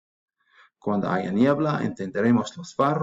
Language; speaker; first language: Spanish; non-native, fluent; English